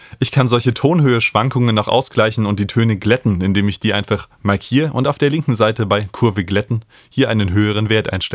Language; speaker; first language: German; native; German